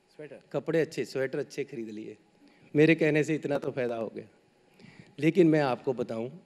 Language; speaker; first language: Hindi; native; Hindi